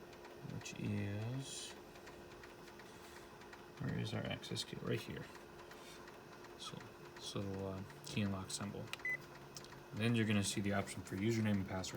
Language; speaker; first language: English; native; English